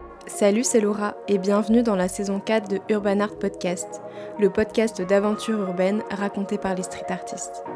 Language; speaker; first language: French; native; French